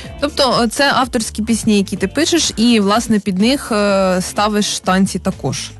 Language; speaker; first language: Ukrainian; native; Ukrainian